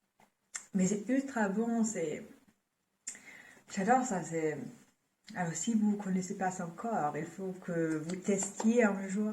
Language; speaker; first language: French; non-native, fluent; German